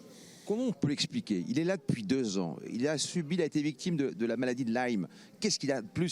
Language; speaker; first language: French; native; French